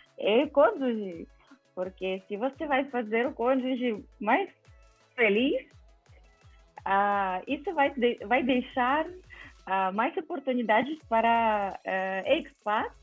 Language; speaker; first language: Portuguese; non-native, fluent; Ukrainian